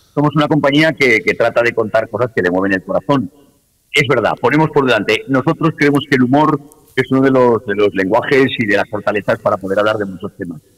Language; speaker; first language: Spanish; native; Spanish